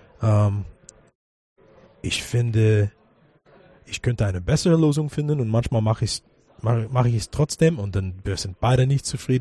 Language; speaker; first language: German; non-native, fluent; English